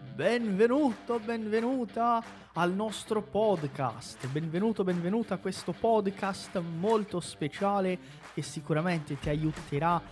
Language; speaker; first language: Italian; non-native, fluent; Portuguese